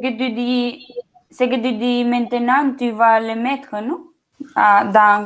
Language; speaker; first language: French; non-native, fluent; Spanish